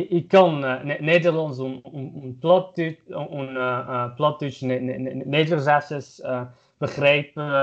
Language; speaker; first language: Dutch; non-native, learner; German